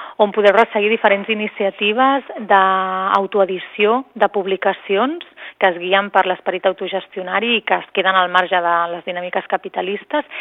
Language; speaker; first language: Catalan; native; Catalan